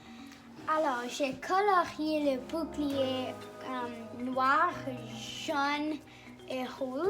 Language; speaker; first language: French; non-native, learner; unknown